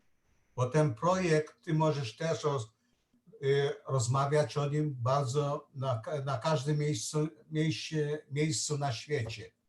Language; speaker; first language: Polish; non-native, learner; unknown